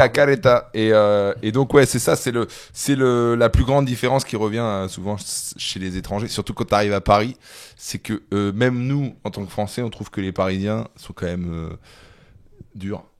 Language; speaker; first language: French; native; French